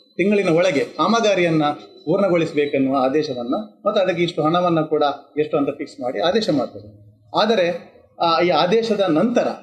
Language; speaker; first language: Kannada; native; Kannada